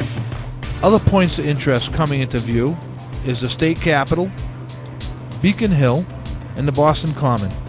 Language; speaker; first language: English; native; English